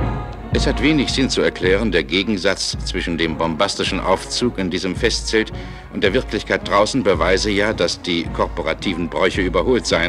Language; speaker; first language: German; native; German